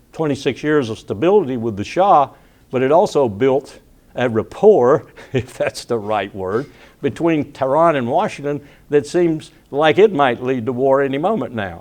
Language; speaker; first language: English; native; English